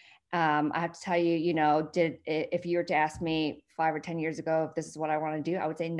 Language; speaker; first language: English; early bilingual, other home language; Vietnamese